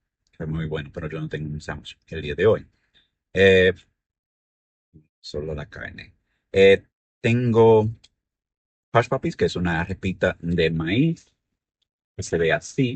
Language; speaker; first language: Spanish; early bilingual, heritage; Spanish